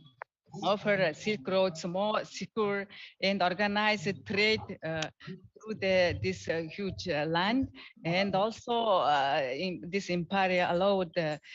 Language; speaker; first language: English; non-native, learner; Mongolian